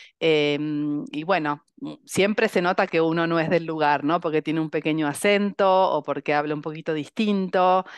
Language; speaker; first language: Spanish; native; Spanish